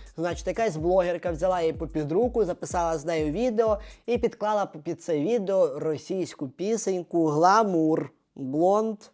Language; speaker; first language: Ukrainian; native; Ukrainian